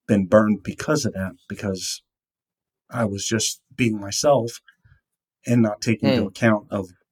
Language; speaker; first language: English; native; English